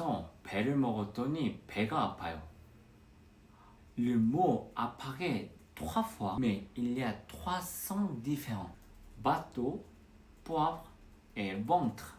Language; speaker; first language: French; non-native, fluent; Korean